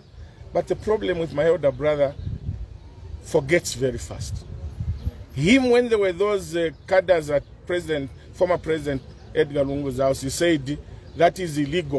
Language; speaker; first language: English; non-native, local second language; Bemba